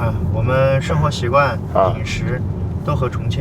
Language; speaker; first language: Chinese; early bilingual, heritage; Indonesian